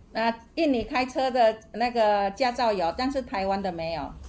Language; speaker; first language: Chinese; non-native, fluent; Indonesian